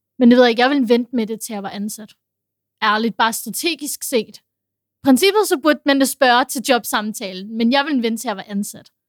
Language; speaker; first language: Danish; early bilingual, other home language; Urdu